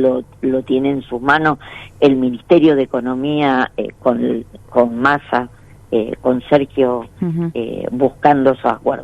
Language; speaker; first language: Spanish; native; Spanish